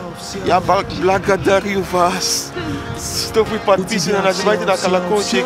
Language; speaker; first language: Russian; non-native, learner; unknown